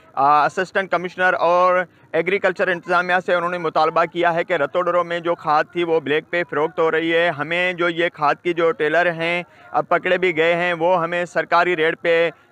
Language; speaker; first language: Urdu; native; Urdu